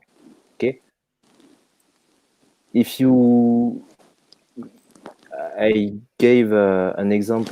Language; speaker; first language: English; non-native, fluent; French